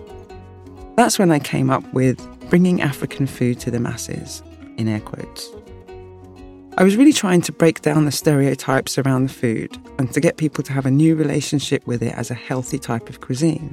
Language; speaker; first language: English; native; English